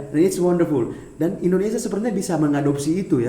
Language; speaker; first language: Indonesian; native; Indonesian